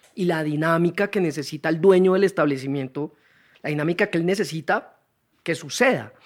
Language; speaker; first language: Spanish; native; Spanish